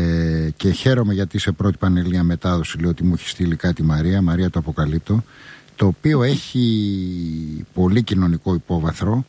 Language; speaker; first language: Greek; native; Greek